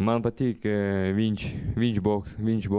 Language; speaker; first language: Latvian; non-native, learner; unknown